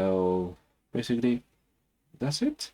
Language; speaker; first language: English; non-native, fluent; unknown